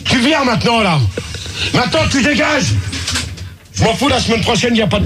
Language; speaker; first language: French; native; French